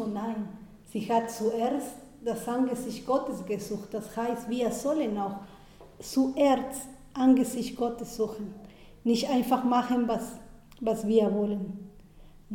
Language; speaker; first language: German; non-native, fluent; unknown